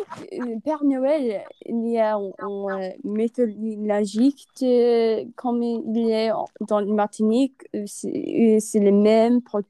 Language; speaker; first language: French; non-native, learner; English